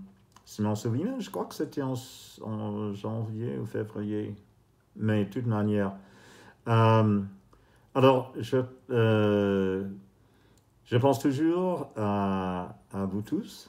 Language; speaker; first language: French; non-native, fluent; English